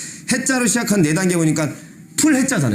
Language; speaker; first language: Korean; native; Korean